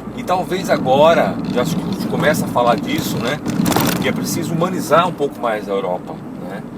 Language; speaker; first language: Portuguese; native; Portuguese